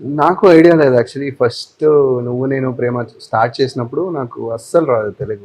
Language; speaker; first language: Telugu; non-native, fluent; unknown